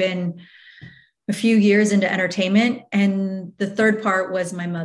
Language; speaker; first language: English; native; English